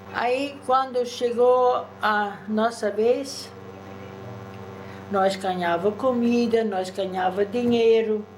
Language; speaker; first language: Portuguese; early bilingual, other home language; German